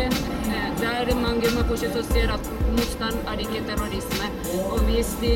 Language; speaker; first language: Norwegian; non-native, fluent; Spanish